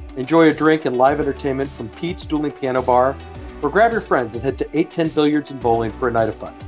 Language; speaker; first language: English; native; English